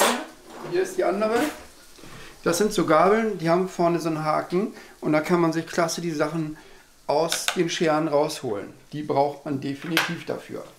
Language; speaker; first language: German; native; German